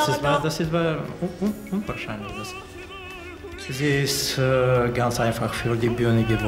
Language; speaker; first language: German; non-native, learner; Bulgarian